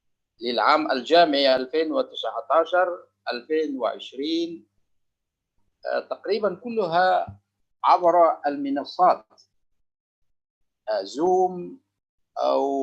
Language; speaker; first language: Arabic; non-native, local second language; Indonesian